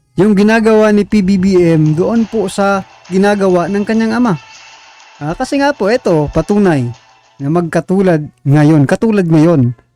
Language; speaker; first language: Filipino; native; Filipino